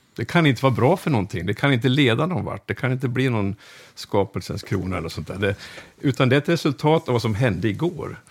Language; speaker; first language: Swedish; native; Swedish